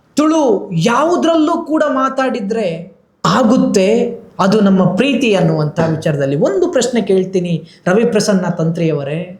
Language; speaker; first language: Kannada; non-native, local second language; Tulu